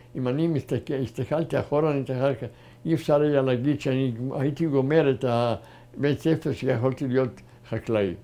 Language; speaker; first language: Hebrew; non-native, fluent; German